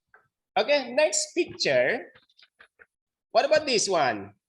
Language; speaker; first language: English; non-native, learner; Indonesian